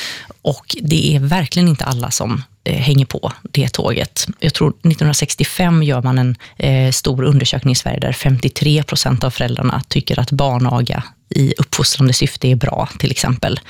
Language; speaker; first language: Swedish; native; Swedish